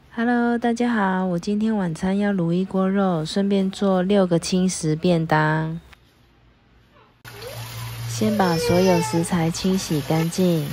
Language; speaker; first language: Chinese; native; Chinese